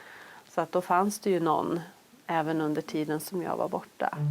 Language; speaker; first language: Swedish; native; Swedish